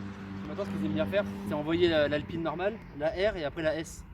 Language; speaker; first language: French; native; French